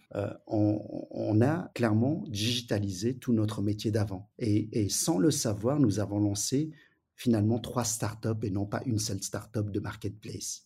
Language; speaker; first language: French; early bilingual, other home language; Wu Chinese